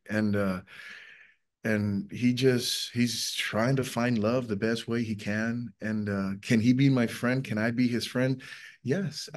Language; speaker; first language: English; non-native, fluent; Spanish